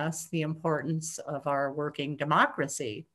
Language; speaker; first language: English; native; English